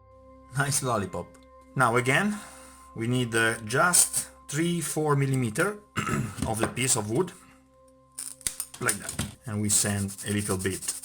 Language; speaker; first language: English; non-native, fluent; Italian